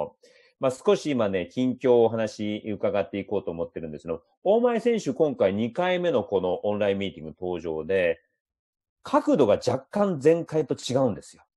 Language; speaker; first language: Japanese; native; Japanese